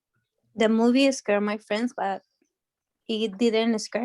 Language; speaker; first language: English; non-native, learner; Spanish